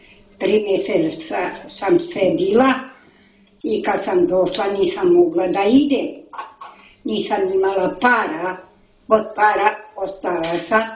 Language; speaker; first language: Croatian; non-native, local second language; Romany